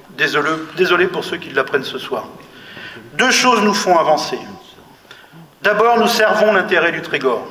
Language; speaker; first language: French; native; French